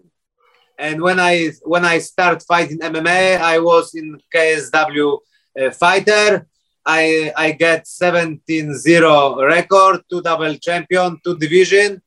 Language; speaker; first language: English; non-native, learner; Polish